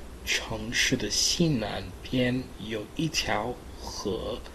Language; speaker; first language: Chinese; non-native, learner; English